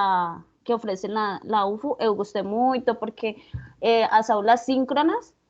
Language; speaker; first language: Portuguese; non-native, learner; Spanish